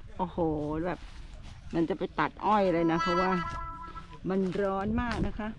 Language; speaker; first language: Thai; native; Thai